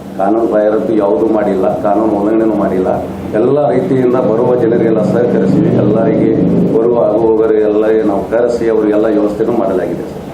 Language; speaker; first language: Kannada; non-native, local second language; Lambadi